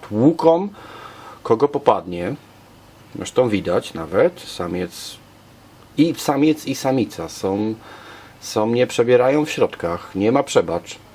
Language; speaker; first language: Polish; native; Polish